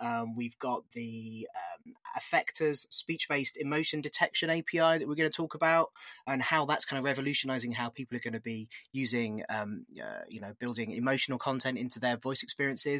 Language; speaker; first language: English; native; English